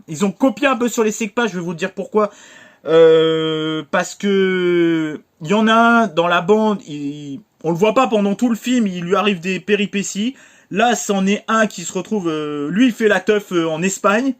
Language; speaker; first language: French; native; French